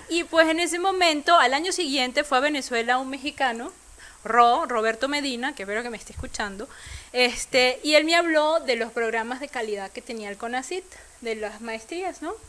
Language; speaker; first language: Spanish; native; Spanish